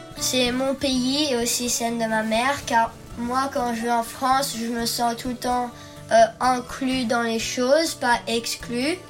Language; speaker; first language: French; early bilingual, heritage; French